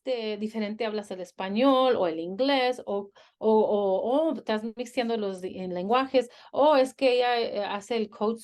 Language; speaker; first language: Spanish; early bilingual, heritage; Spanish